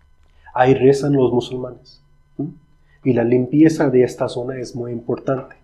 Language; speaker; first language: Spanish; non-native, fluent; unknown